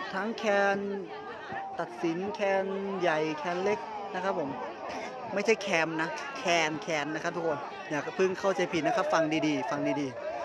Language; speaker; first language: Thai; non-native, local second language; Lahu